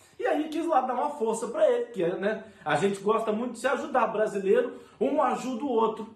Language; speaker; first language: Portuguese; native; Portuguese